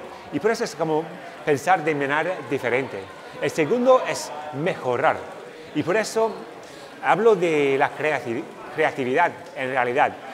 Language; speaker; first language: Spanish; non-native, fluent; English